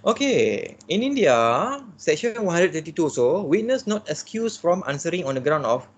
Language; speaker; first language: English; non-native, local second language; Malay